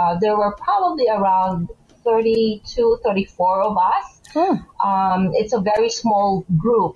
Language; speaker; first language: English; non-native, local second language; Hiligaynon